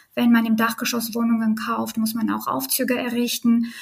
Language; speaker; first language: German; non-native, fluent; Armenian